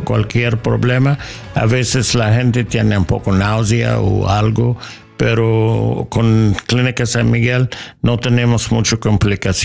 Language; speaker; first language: Spanish; non-native, learner; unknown